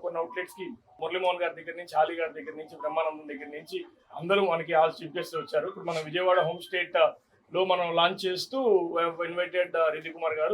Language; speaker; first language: Telugu; native; Telugu